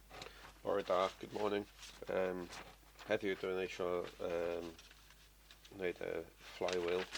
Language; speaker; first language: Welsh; non-native, learner; English